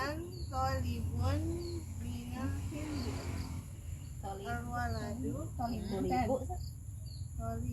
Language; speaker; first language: Arabic; non-native, learner; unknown